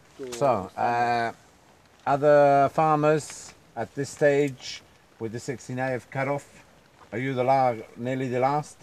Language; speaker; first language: English; non-native, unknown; Italian